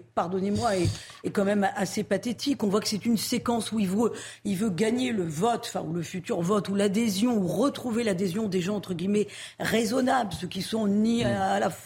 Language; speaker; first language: French; native; French